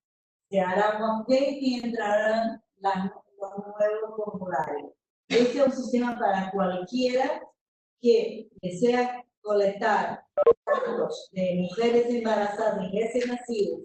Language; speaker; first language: Spanish; non-native, fluent; Portuguese